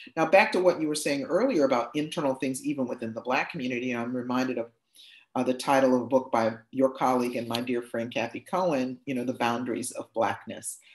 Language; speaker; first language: English; native; English